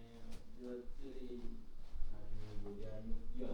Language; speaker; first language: Chinese; non-native, learner; Sinhala